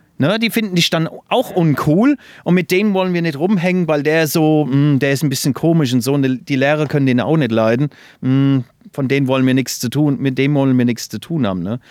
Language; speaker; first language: German; non-native, fluent; English